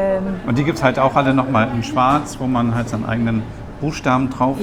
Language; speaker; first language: German; native; German